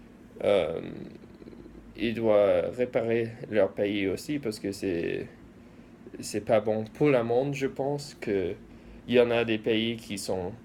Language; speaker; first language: French; early bilingual, heritage; English